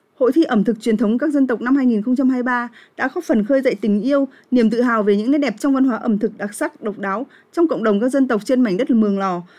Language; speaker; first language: Vietnamese; native; Vietnamese